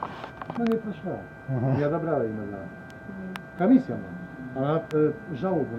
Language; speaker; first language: Russian; non-native, learner; Polish